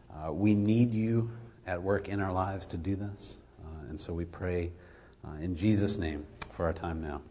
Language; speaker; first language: English; native; English